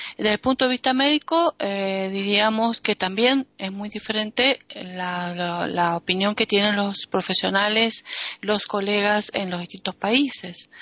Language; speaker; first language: Spanish; native; Spanish